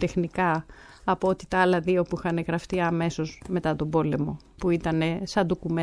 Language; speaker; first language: Greek; native; Greek